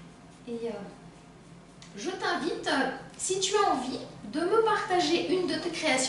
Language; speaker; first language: French; native; French